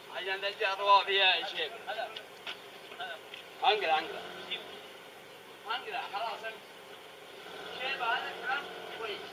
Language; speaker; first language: Arabic; native; Arabic